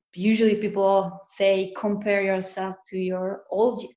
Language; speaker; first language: English; non-native, fluent; Hungarian